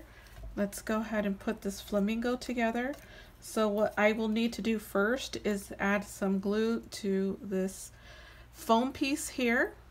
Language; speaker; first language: English; native; English